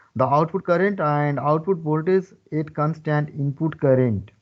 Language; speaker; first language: English; non-native, local second language; Nepali